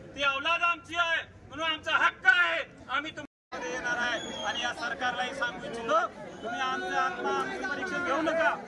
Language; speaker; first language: Marathi; non-native, local second language; Lambadi